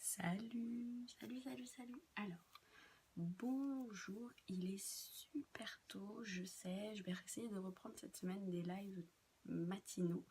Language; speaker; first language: French; native; French